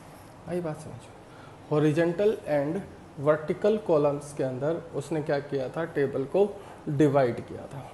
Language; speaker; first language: Hindi; native; Hindi